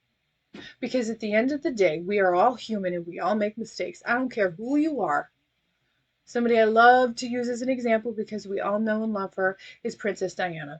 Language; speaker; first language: English; native; English